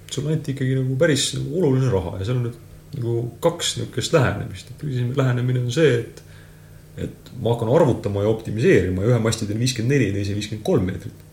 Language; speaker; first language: Estonian; native; Estonian